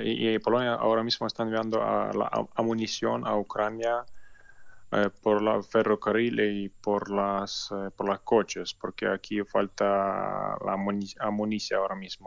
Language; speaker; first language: Spanish; non-native, learner; Ukrainian